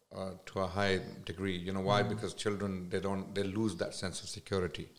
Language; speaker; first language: English; non-native, local second language; Urdu